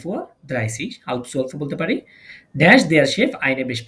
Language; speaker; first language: German; non-native, learner; Bangla